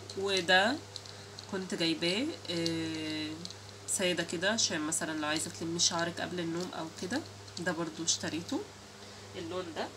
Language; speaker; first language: Arabic; native; Arabic